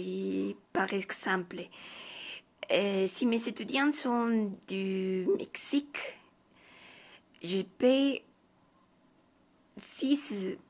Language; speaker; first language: French; non-native, learner; Spanish